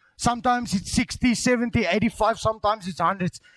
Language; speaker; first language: English; non-native, local second language; Afrikaans